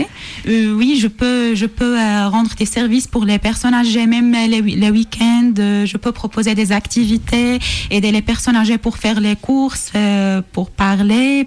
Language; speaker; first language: French; non-native, learner; Arabic